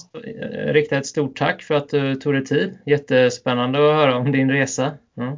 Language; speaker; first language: Swedish; native; Swedish